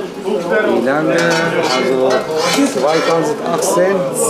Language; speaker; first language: German; non-native, learner; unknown